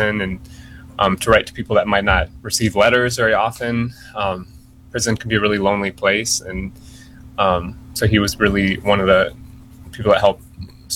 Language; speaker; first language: English; native; English